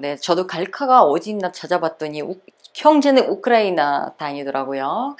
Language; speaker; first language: Korean; non-native, fluent; Uzbek